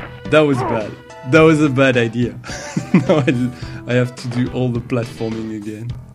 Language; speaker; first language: English; non-native, fluent; French